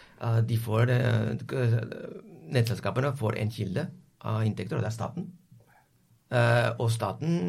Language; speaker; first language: Norwegian; non-native, fluent; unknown